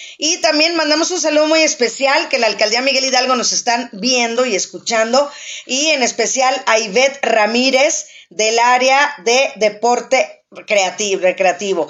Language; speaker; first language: Spanish; native; Spanish